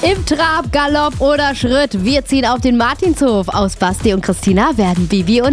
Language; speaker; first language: German; native; German